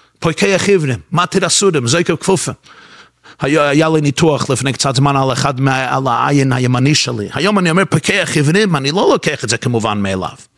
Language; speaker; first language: Hebrew; non-native, fluent; English